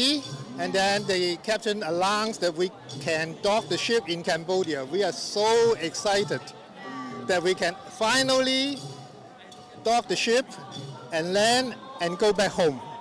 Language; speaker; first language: English; non-native, fluent; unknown